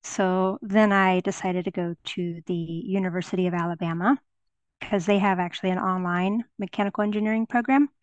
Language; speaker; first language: English; native; English